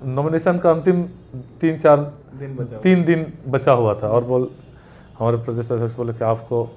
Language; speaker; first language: Hindi; native; Hindi